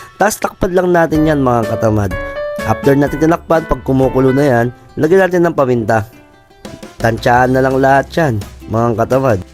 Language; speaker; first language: Filipino; non-native, local second language; Pampanga